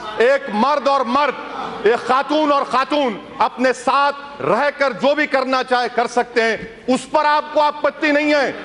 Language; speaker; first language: Urdu; native; Urdu